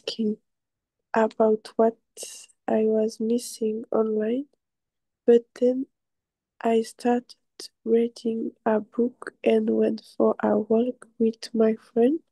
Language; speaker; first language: English; non-native, learner; French